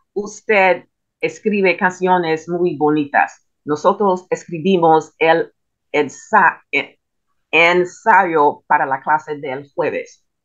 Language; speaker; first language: Spanish; non-native, learner; English